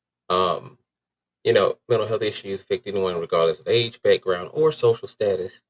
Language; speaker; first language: English; native; English